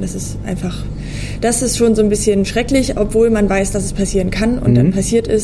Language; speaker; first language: German; native; German